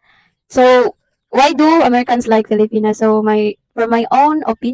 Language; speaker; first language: English; non-native, learner; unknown